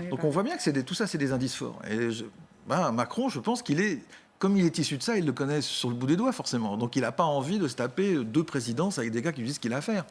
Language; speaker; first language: French; native; French